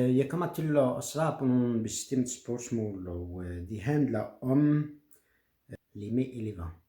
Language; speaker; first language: Danish; non-native, fluent; French